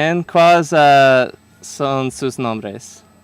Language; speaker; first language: Spanish; non-native, learner; English